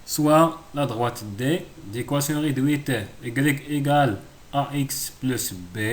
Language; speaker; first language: French; non-native, local second language; Arabic